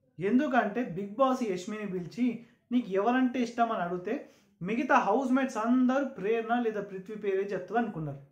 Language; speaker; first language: Telugu; non-native, local second language; Urdu